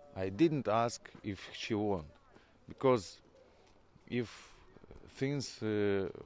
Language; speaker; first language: English; non-native, fluent; Norwegian